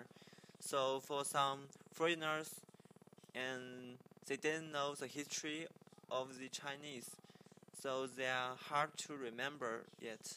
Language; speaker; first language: English; non-native, learner; Chinese